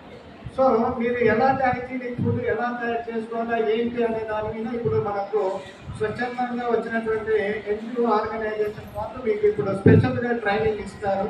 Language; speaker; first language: Telugu; native; Telugu